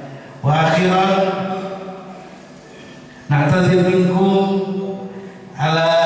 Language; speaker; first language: Arabic; non-native, fluent; Indonesian